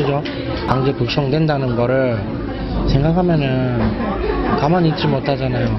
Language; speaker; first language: Korean; non-native, fluent; Japanese